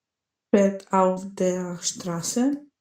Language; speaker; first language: German; non-native, learner; Macedonian